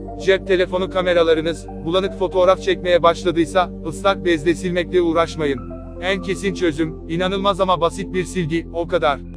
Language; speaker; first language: Turkish; native; Turkish